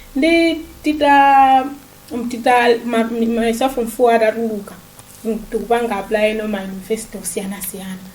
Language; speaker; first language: Nyanja; native; Nyanja